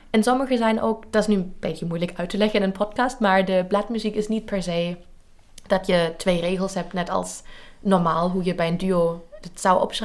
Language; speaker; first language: Dutch; native; Dutch